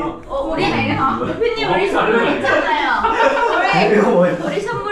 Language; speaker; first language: Korean; non-native, learner; Vietnamese